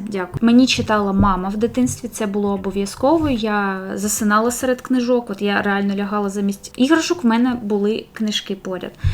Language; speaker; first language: Ukrainian; non-native, local second language; Russian